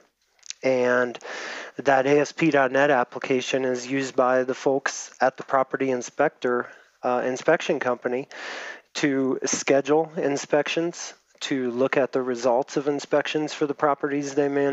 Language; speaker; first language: English; native; English